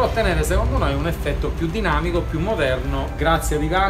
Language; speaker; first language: Italian; native; Italian